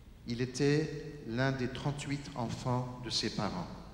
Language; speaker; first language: French; native; French